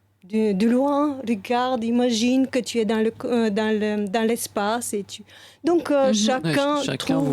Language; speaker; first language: French; non-native, fluent; Bulgarian